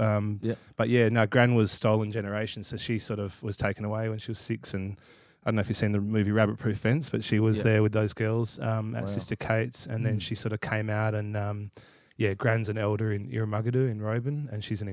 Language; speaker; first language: English; native; English